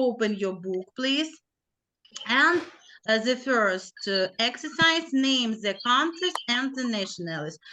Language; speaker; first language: English; non-native, learner; Ukrainian